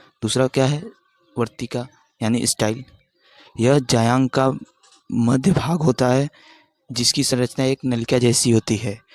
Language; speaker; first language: Hindi; native; Hindi